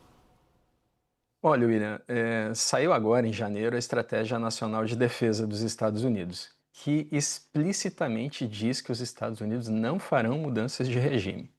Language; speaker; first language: Portuguese; native; Portuguese